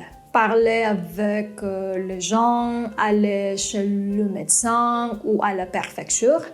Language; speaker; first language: French; non-native, fluent; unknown